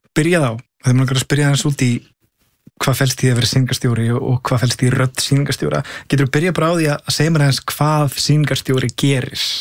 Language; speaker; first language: Icelandic; native; Icelandic